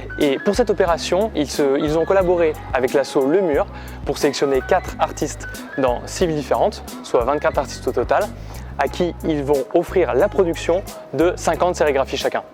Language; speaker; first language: French; native; French